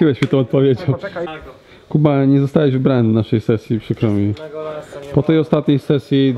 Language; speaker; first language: Polish; native; Polish